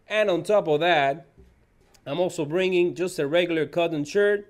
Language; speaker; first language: English; native; English